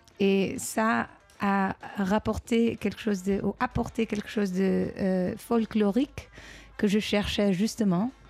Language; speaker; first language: French; non-native, fluent; Dutch